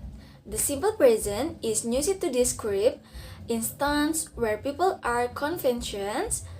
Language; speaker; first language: English; non-native, learner; Indonesian